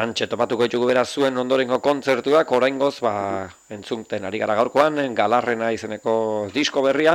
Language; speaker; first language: Basque; native; Basque